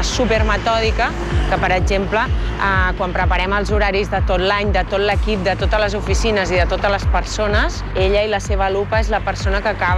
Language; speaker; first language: Catalan; native; Catalan